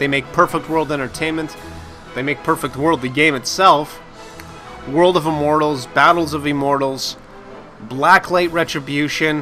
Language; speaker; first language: English; native; English